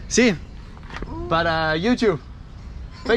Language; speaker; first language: Spanish; non-native, fluent; Danish